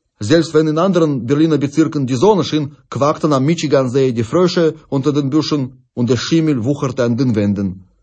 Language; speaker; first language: German; non-native, fluent; Russian